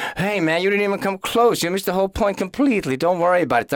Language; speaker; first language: English; non-native, fluent; Finnish